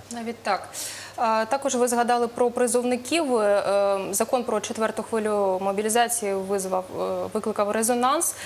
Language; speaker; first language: Ukrainian; native; Ukrainian